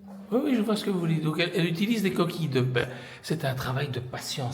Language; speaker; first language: French; native; French